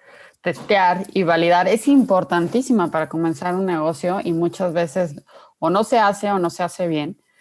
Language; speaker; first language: Spanish; native; Spanish